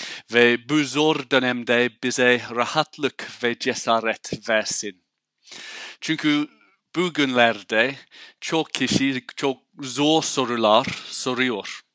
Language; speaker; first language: Turkish; non-native, fluent; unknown